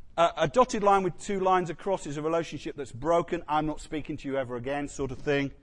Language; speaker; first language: English; native; English